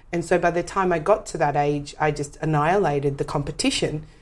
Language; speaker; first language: English; native; English